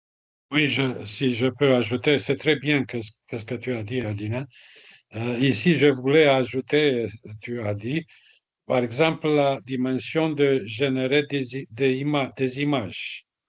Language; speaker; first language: French; non-native, fluent; Romanian